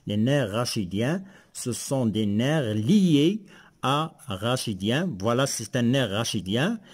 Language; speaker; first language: French; non-native, local second language; Arabic